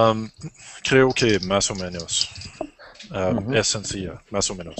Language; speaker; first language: Spanish; non-native, learner; French